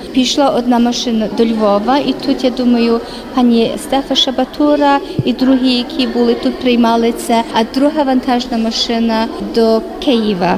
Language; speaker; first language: Ukrainian; early bilingual, heritage; Ukrainian